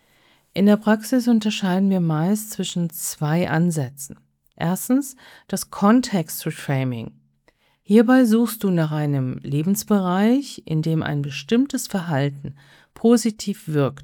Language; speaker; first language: German; native; German